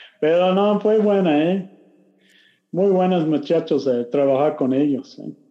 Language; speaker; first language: Spanish; non-native, learner; English